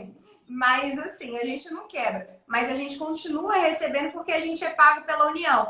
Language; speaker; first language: Portuguese; native; Portuguese